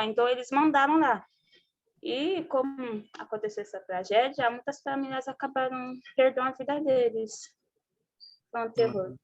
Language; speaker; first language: Portuguese; non-native, fluent; Haitian Creole